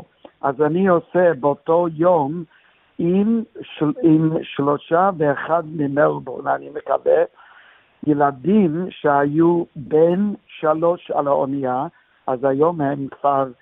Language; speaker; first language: Hebrew; non-native, fluent; English